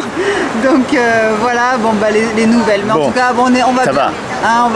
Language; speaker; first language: French; native; French